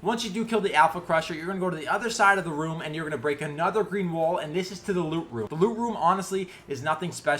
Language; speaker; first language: English; native; English